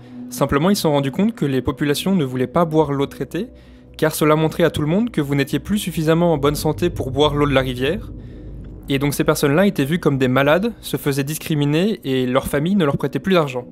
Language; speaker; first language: French; native; French